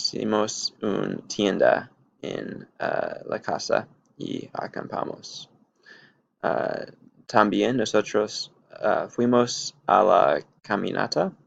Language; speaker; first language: Spanish; non-native, learner; English